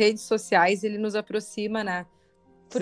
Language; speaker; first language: Portuguese; native; Portuguese